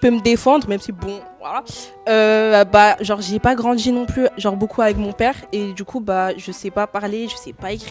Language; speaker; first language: French; native; French